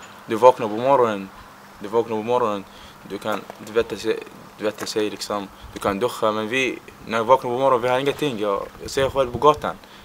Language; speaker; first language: Swedish; non-native, learner; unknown